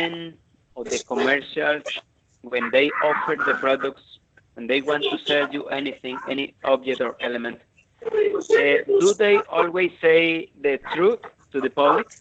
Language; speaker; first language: English; non-native, fluent; Spanish